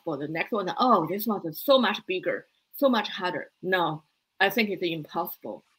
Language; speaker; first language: English; non-native, fluent; Chinese